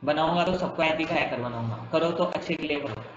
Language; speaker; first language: Hindi; non-native, local second language; Marathi